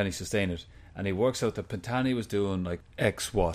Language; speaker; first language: English; native; English